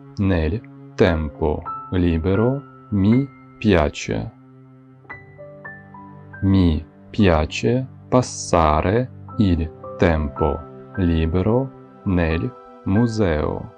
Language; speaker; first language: Italian; non-native, fluent; Ukrainian